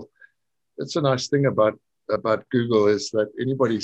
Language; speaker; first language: English; native; English